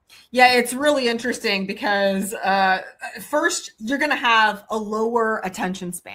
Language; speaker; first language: English; native; English